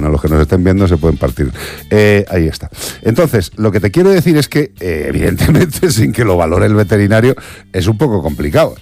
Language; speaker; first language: Spanish; native; Spanish